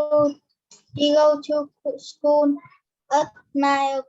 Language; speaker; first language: English; non-native, learner; Vietnamese